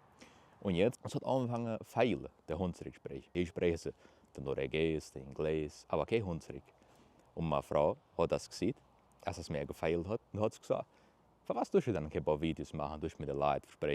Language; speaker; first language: German; early bilingual, heritage; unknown